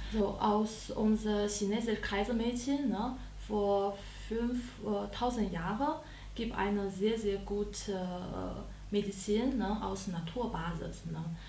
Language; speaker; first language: German; non-native, learner; Chinese